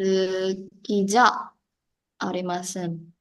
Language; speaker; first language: Japanese; non-native, learner; Indonesian